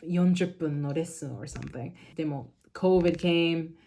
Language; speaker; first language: Japanese; non-native, local second language; English